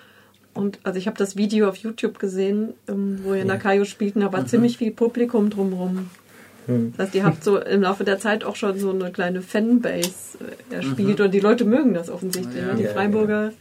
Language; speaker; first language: German; native; German